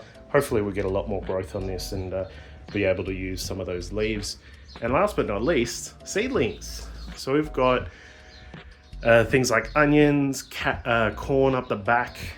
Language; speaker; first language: English; native; English